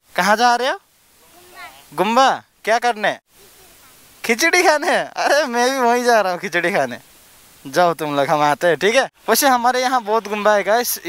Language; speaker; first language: Hindi; non-native, local second language; Nepali